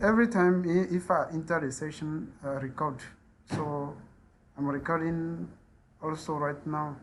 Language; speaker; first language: English; non-native, learner; French